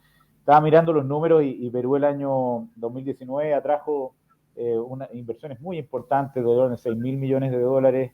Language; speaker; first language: Spanish; native; Spanish